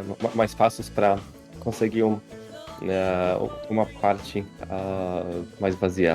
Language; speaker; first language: Portuguese; non-native, fluent; Polish